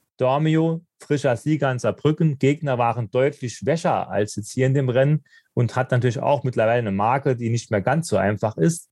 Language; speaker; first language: German; native; German